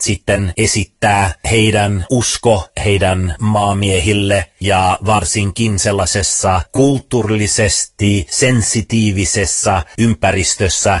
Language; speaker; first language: Finnish; early bilingual, other home language; Persian